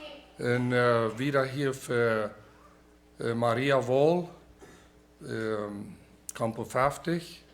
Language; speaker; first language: German; early bilingual, heritage; Plautdietsch